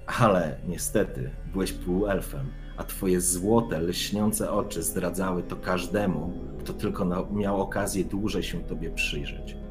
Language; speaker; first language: Polish; native; Polish